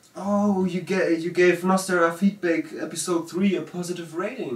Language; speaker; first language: English; non-native, fluent; German